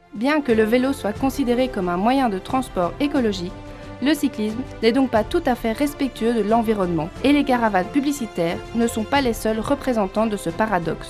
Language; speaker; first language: French; native; French